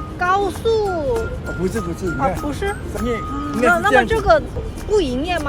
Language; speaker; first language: Chinese; non-native, learner; Korean